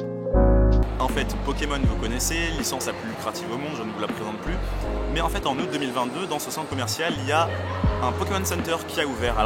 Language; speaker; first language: French; native; French